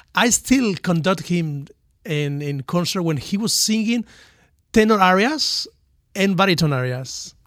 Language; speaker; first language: English; non-native, fluent; Spanish